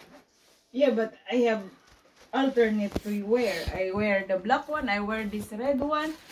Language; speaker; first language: English; non-native, learner; Filipino